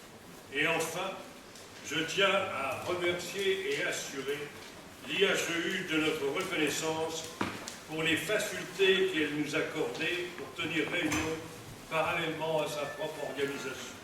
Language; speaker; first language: French; native; French